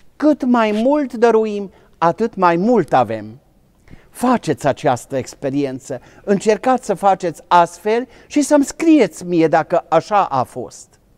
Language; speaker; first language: Romanian; non-native, local second language; Hungarian